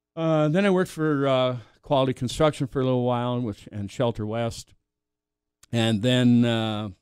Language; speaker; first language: English; native; English